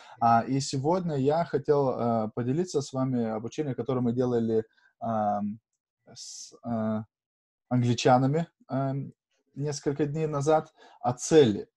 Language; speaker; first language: Russian; non-native, fluent; Lithuanian